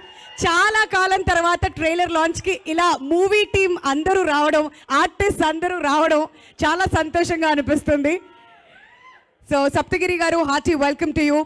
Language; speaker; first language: Telugu; native; Telugu